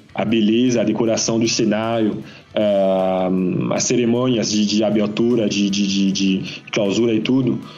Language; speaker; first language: Portuguese; non-native, fluent; French